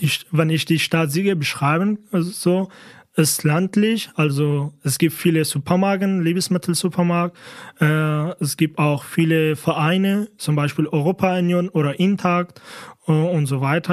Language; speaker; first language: German; non-native, fluent; Kurdish